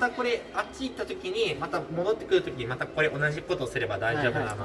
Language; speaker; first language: Japanese; native; Japanese